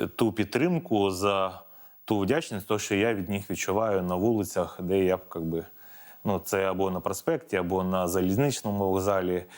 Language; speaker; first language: Ukrainian; native; Ukrainian